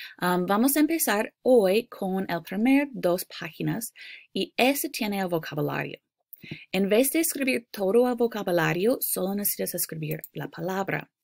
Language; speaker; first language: Spanish; non-native, fluent; English